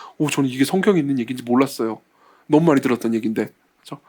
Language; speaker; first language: Korean; native; Korean